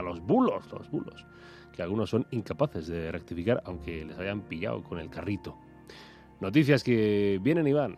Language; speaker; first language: Spanish; native; Spanish